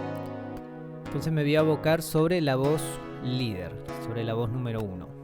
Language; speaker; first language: Spanish; native; Spanish